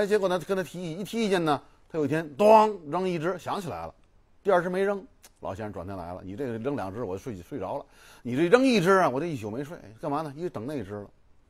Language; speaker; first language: Chinese; native; Chinese